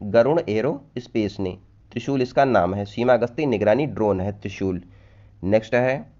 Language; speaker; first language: Hindi; native; Hindi